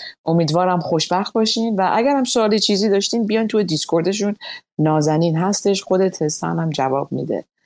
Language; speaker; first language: Persian; native; Persian